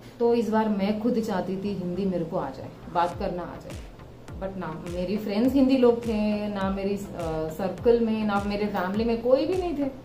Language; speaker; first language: Hindi; non-native, local second language; Telugu